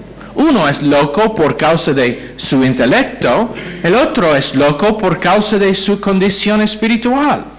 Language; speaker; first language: Spanish; non-native, fluent; English